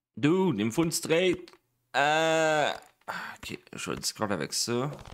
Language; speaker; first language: French; native; French